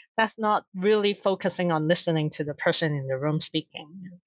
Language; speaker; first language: English; non-native, local second language; Cantonese